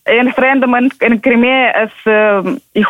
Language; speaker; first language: Spanish; non-native, learner; Ukrainian